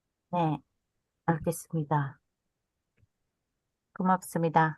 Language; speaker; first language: Korean; non-native, learner; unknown